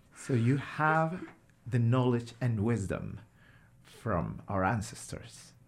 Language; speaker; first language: English; non-native, fluent; Spanish